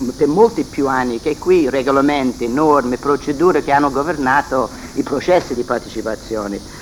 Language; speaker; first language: Italian; non-native, fluent; English